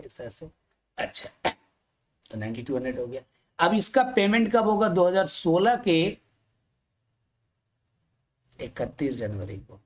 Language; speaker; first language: Hindi; native; Hindi